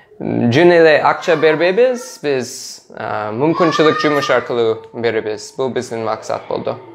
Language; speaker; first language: Kyrgyz; non-native, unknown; English